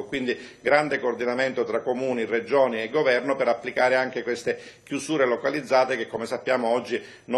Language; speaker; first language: Italian; native; Italian